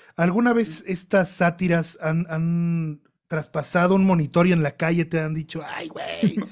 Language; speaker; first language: Spanish; native; Spanish